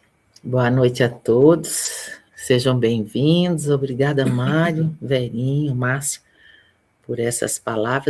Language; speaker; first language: Portuguese; native; Portuguese